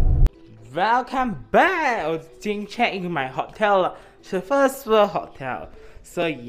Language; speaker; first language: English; non-native, local second language; Chinese